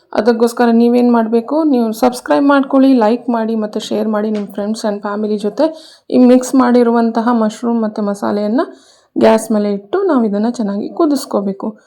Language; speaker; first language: Kannada; non-native, local second language; Konkani